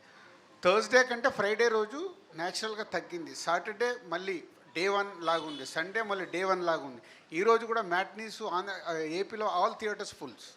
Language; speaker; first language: Telugu; native; Telugu